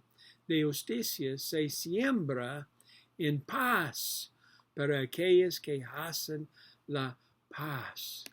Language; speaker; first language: Spanish; non-native, learner; English